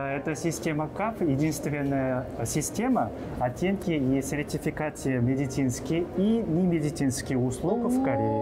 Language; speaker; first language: Russian; non-native, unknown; Korean